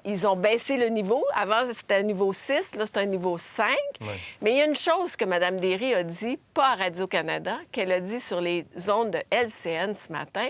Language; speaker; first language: French; native; French